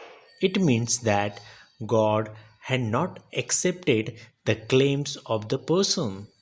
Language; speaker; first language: English; non-native, local second language; Marathi